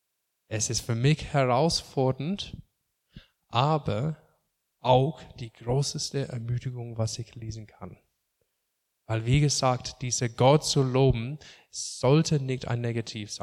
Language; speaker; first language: German; non-native, fluent; English